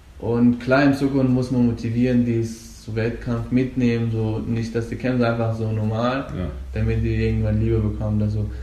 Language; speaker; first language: German; non-native, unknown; Persian